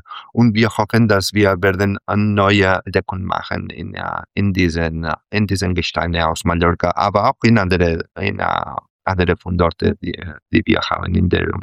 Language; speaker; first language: German; non-native, fluent; Catalan